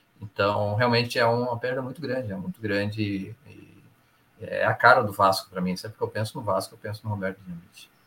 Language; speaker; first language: Portuguese; early bilingual, other home language; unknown